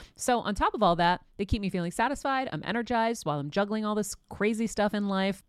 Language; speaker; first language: English; early bilingual, other home language; Greek